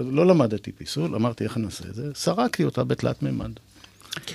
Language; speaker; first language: Hebrew; native; Hebrew